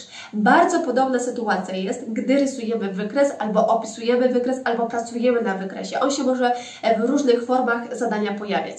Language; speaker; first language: Polish; native; Polish